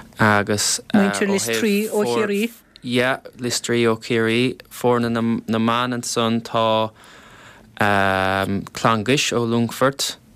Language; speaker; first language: Irish; native; Irish